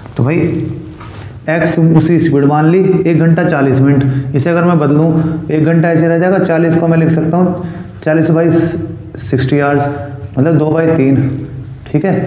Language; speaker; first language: Hindi; native; Hindi